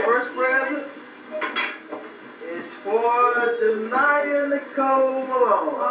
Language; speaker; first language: English; native; English